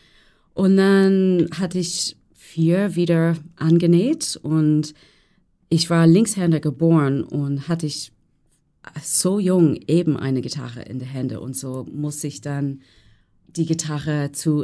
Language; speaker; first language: German; non-native, fluent; English